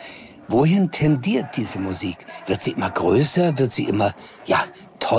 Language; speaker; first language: German; native; German